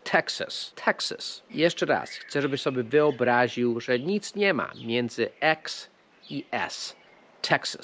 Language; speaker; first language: Polish; non-native, fluent; English